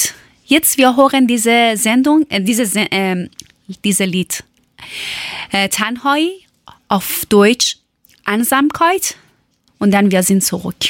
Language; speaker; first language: German; non-native, learner; Persian